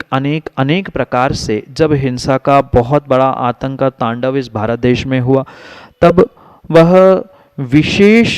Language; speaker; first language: Hindi; native; Hindi